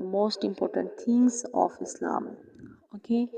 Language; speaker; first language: English; non-native, local second language; Urdu